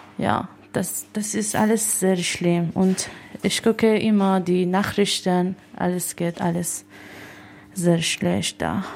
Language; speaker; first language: German; non-native, learner; Persian